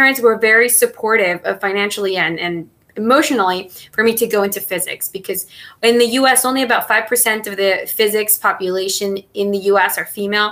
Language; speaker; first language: English; non-native, fluent; Spanish